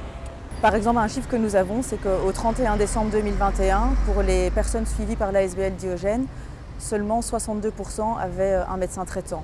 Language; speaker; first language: French; native; French